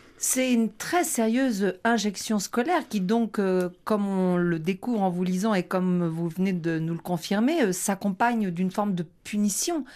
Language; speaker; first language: French; native; French